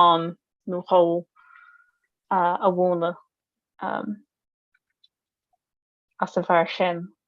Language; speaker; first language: Irish; non-native, learner; English